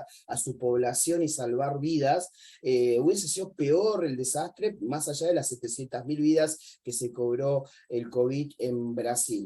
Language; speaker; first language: Spanish; native; Spanish